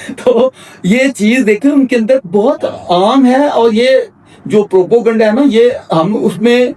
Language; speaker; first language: Urdu; non-native, local second language; Punjabi